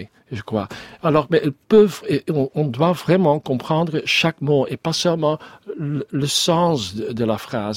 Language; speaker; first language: French; non-native, learner; Dutch